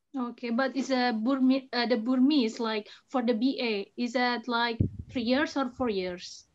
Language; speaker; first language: English; non-native, fluent; Indonesian